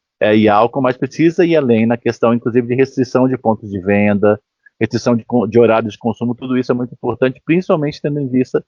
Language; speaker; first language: Portuguese; native; Portuguese